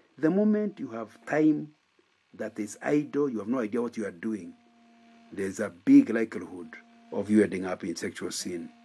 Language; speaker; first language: English; non-native, local second language; Kikuyu